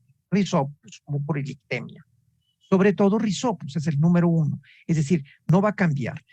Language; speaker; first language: Spanish; native; Spanish